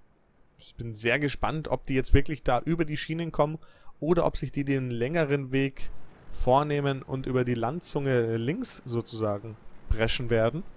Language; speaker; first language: German; native; German